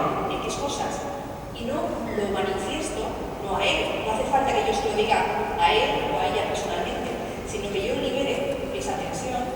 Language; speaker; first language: Spanish; native; Spanish